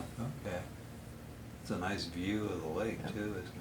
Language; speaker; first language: English; native; English